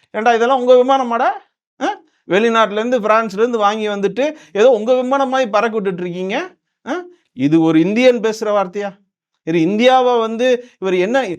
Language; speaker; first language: Tamil; non-native, local second language; Telugu